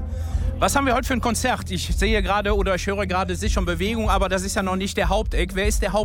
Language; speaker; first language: German; native; German